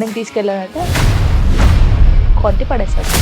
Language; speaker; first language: Telugu; native; Telugu